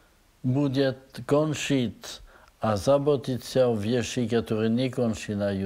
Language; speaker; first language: Russian; non-native, learner; French